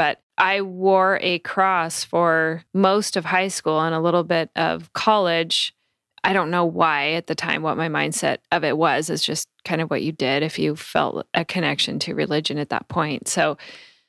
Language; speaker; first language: English; native; English